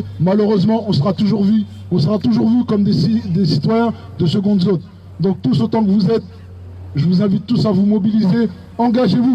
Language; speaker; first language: French; native; French